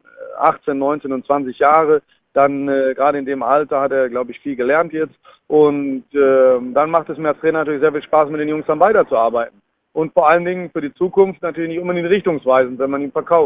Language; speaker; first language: German; native; German